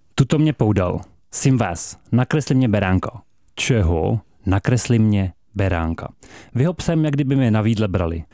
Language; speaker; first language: Czech; native; Czech